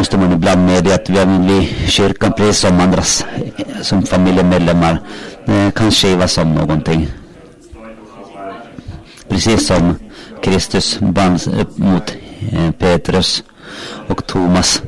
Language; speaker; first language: Swedish; non-native, local second language; Finnish